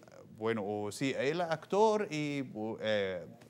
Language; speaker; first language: Spanish; non-native, fluent; Arabic